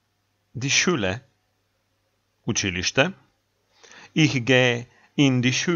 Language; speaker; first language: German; non-native, fluent; Macedonian